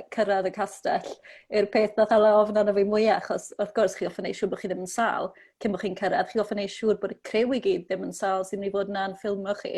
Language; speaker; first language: Welsh; native; Welsh